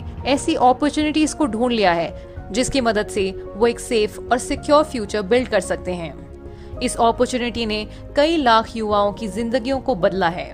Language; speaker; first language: Hindi; native; Hindi